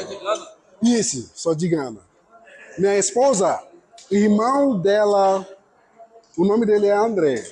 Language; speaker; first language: Portuguese; non-native, fluent; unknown